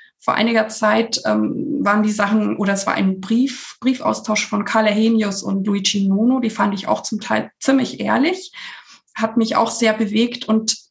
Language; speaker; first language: German; native; German